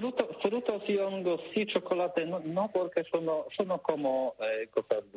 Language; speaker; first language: Spanish; non-native, learner; Polish